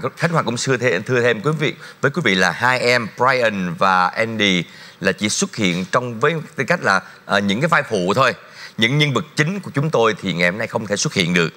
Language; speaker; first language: Vietnamese; native; Vietnamese